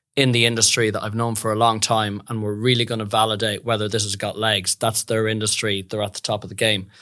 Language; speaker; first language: English; native; English